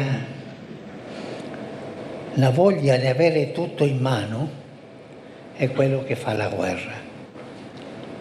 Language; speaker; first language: Italian; non-native, fluent; Spanish